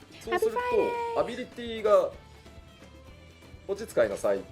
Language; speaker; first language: Japanese; native; Japanese